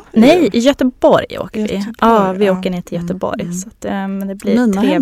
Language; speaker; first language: Swedish; native; Swedish